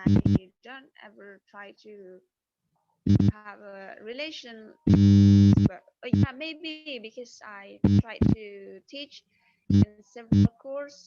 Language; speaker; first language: English; non-native, fluent; Indonesian